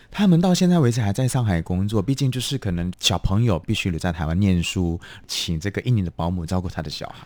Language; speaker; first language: Chinese; non-native, fluent; Indonesian